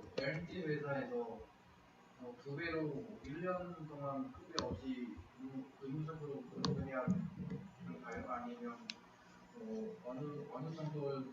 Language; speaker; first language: Korean; non-native, fluent; Vietnamese